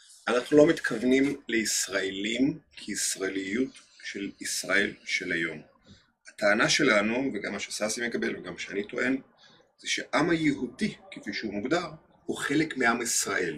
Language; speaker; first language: Hebrew; non-native, fluent; Russian